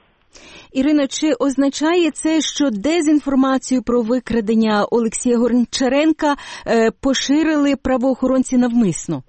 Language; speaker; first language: Ukrainian; native; Ukrainian